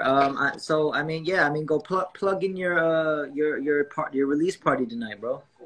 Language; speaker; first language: English; early bilingual, other home language; Korean